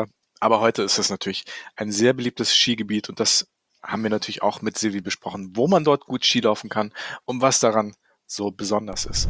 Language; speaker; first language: German; native; German